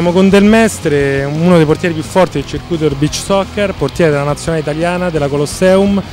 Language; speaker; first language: Italian; native; Italian